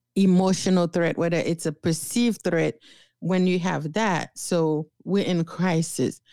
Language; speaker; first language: English; non-native, fluent; Haitian Creole